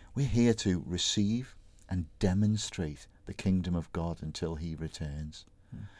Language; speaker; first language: English; native; English